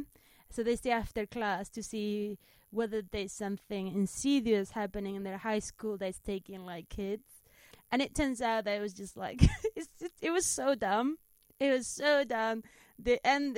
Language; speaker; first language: English; non-native, fluent; Spanish